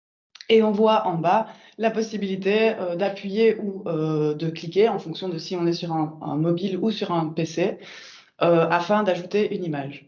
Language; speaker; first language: French; native; French